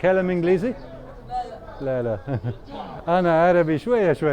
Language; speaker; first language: Arabic; non-native, learner; Latvian